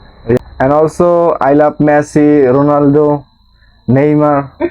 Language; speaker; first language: English; non-native, local second language; Bangla